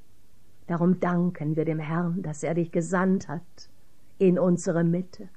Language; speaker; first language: German; native; German